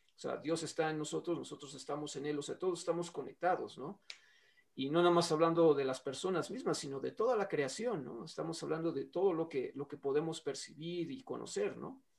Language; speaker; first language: Spanish; native; Spanish